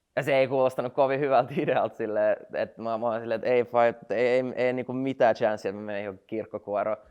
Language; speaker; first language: Finnish; non-native, local second language; Swedish